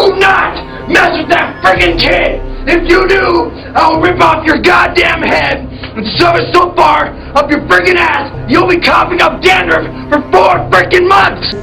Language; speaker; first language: English; native; English